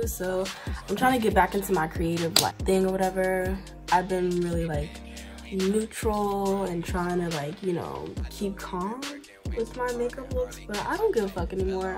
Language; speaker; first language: English; native; English